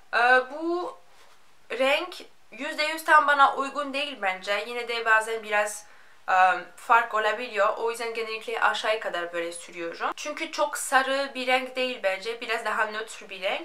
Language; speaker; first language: Turkish; non-native, fluent; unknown